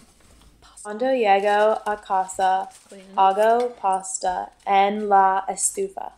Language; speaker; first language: Spanish; non-native, learner; English